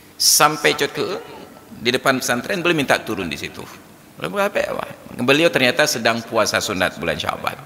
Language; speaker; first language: Malay; non-native, local second language; Achinese